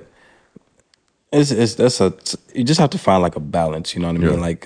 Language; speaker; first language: English; early bilingual, other home language; French